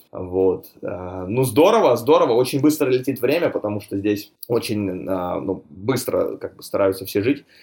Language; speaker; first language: Russian; native; Russian